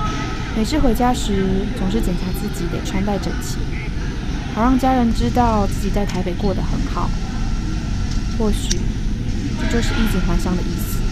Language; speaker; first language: Chinese; native; Chinese